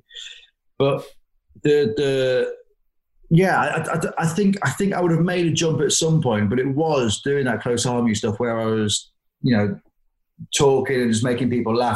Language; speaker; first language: English; native; English